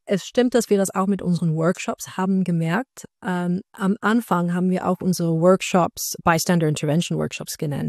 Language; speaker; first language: German; non-native, fluent; Dutch